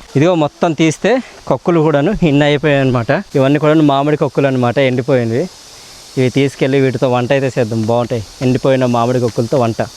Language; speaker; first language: Telugu; non-native, local second language; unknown